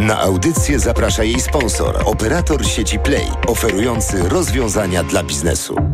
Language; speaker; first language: Polish; native; Polish